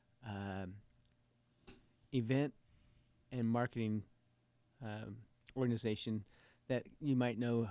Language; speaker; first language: English; native; English